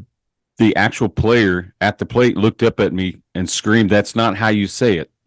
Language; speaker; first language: English; native; English